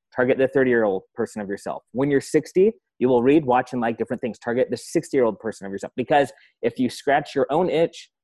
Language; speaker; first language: English; early bilingual, other home language; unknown